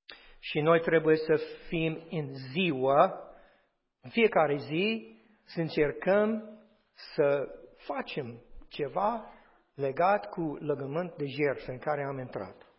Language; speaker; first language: Romanian; non-native, fluent; English